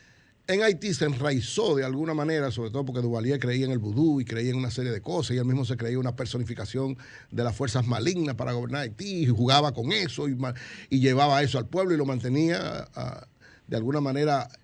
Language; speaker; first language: Spanish; native; Spanish